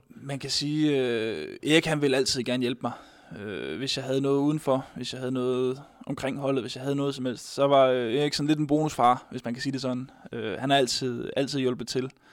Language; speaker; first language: Danish; native; Danish